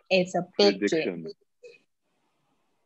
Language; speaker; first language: English; non-native, learner; Chinese